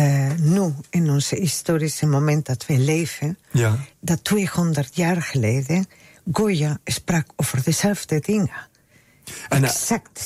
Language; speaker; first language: Dutch; non-native, fluent; Spanish